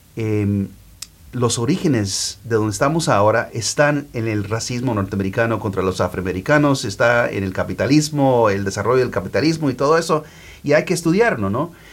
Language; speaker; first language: Spanish; early bilingual, heritage; Spanish